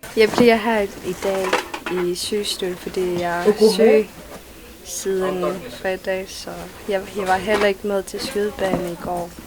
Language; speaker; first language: Danish; non-native, local second language; Kalaallisut